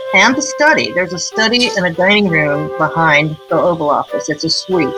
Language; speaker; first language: English; native; English